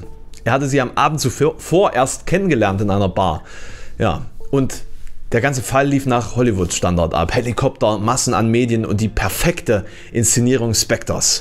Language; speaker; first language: German; native; German